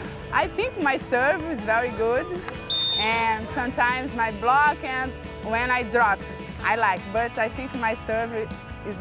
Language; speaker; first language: English; non-native, learner; Portuguese